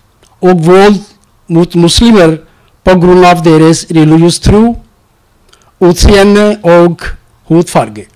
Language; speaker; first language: Norwegian; non-native, learner; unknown